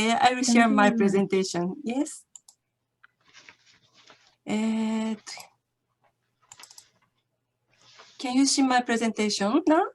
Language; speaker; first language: English; non-native, learner; Japanese